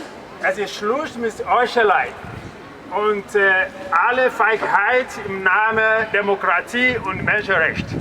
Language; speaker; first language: German; non-native, learner; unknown